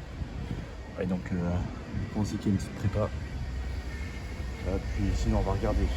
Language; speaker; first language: French; native; French